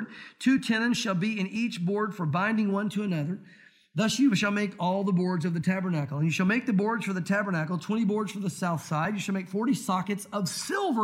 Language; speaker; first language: English; native; English